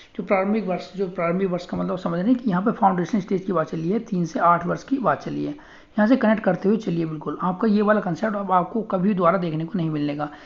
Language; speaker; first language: Hindi; native; Hindi